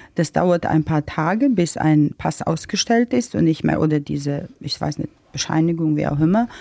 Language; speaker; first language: German; non-native, fluent; Bosnian